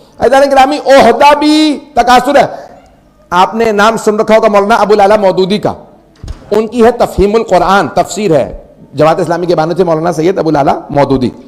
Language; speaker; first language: Urdu; native; Urdu